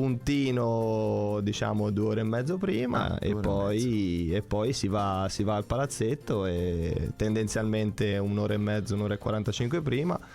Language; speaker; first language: Italian; native; Italian